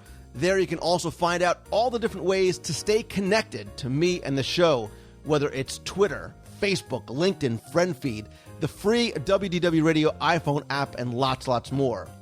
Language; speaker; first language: English; native; English